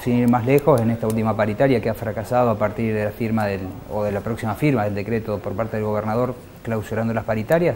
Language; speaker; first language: Spanish; native; Spanish